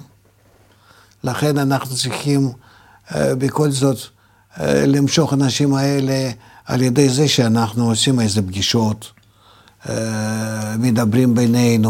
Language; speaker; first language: Hebrew; non-native, fluent; Russian